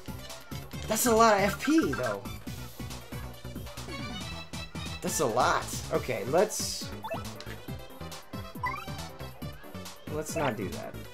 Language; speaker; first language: English; native; English